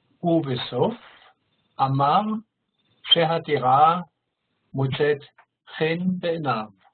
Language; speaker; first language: Hebrew; non-native, learner; German